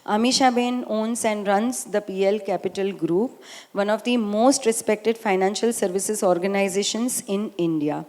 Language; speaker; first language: English; non-native, local second language; Gujarati